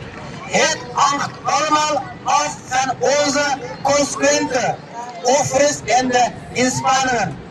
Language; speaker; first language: Dutch; non-native, learner; Uyghur